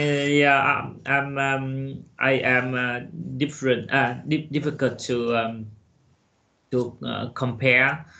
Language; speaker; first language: English; non-native, learner; Vietnamese